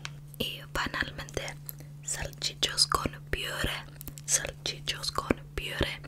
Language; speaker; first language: Spanish; non-native, learner; English